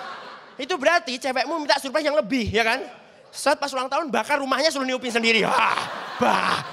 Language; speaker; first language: Indonesian; native; Indonesian